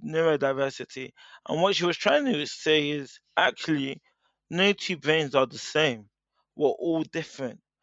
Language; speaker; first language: English; native; English